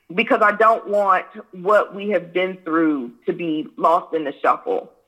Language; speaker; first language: English; native; English